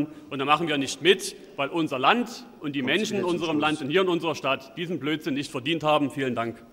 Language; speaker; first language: German; native; German